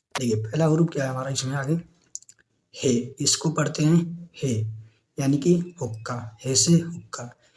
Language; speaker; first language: Hindi; native; Hindi